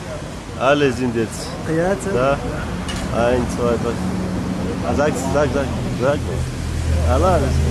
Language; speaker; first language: German; non-native, fluent; Russian